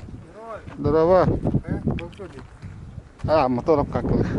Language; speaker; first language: Russian; non-native, local second language; Yakut